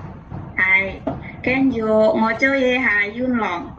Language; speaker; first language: Cantonese; non-native, learner; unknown